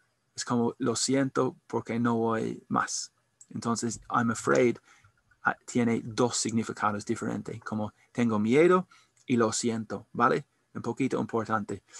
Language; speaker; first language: Spanish; non-native, learner; English